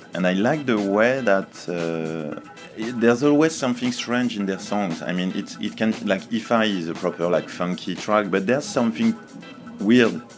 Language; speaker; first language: English; non-native, fluent; French